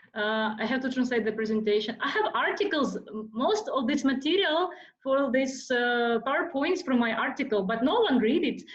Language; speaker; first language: English; non-native, learner; Russian